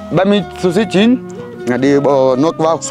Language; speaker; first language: Vietnamese; non-native, learner; Portuguese